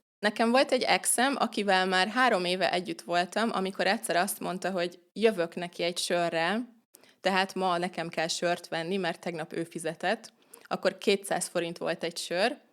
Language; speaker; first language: Hungarian; native; Hungarian